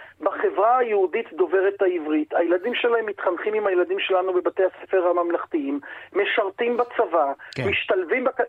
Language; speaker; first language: Hebrew; native; Hebrew